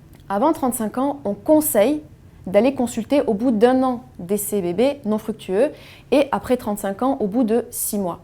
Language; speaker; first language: French; native; French